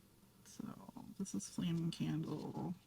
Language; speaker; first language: English; native; English